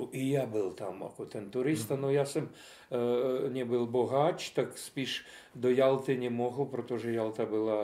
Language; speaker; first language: Czech; non-native, fluent; Russian